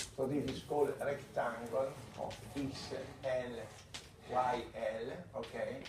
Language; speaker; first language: English; non-native, fluent; Italian